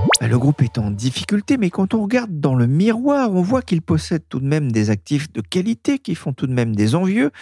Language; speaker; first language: French; native; French